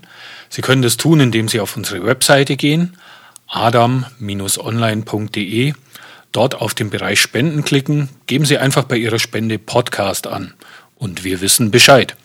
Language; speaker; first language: German; native; German